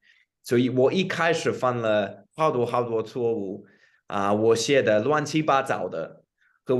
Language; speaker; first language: Chinese; non-native, fluent; English